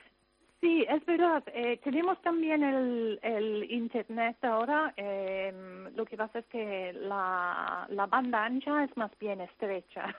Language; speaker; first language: Spanish; non-native, fluent; English